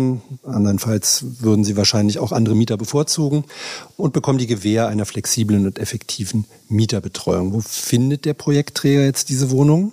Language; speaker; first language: German; native; German